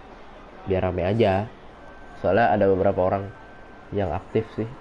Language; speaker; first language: Indonesian; native; Indonesian